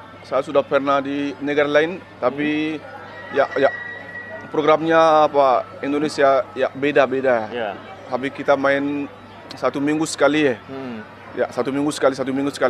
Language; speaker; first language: Indonesian; non-native, learner; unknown